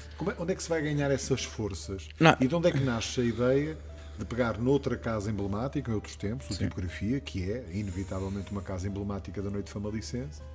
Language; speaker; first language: Portuguese; native; Portuguese